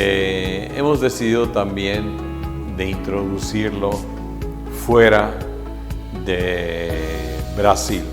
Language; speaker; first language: Spanish; non-native, fluent; Portuguese